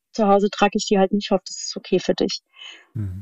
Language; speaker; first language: German; native; German